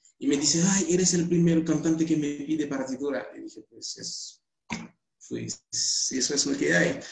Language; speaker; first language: Spanish; non-native, fluent; Haitian Creole